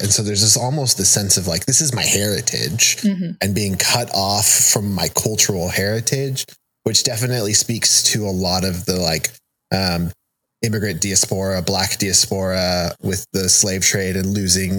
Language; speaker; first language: English; early bilingual, other home language; Spanish